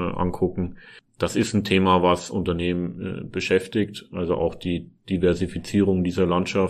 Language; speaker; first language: German; native; German